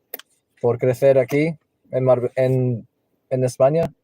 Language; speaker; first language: Spanish; non-native, learner; English